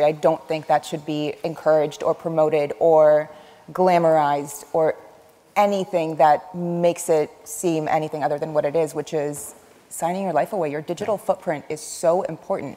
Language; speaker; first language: English; early bilingual, other home language; Arabic